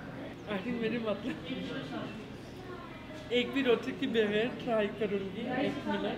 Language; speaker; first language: Hindi; non-native, fluent; Turkish